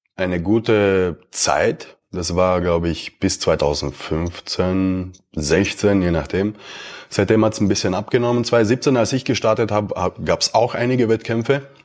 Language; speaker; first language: German; early bilingual, other home language; Romanian